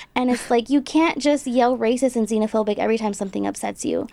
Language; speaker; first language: English; native; English